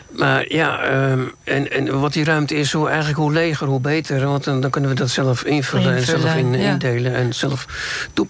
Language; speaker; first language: Dutch; native; Dutch